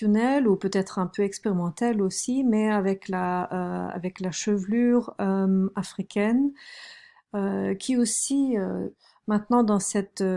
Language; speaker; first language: French; non-native, fluent; German